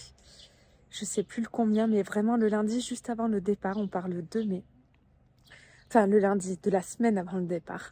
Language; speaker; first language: French; native; French